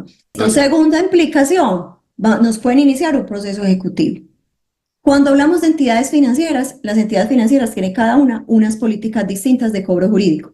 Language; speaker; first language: Spanish; native; Spanish